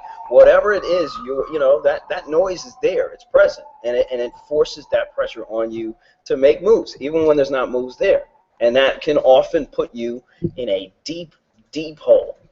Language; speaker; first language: English; native; English